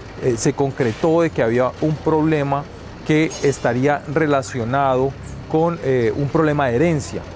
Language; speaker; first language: Spanish; native; Spanish